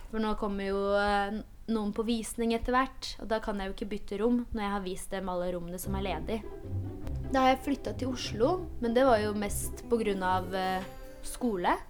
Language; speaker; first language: Norwegian; early bilingual, other home language; Polish